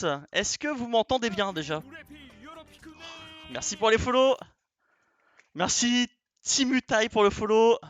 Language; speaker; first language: French; native; French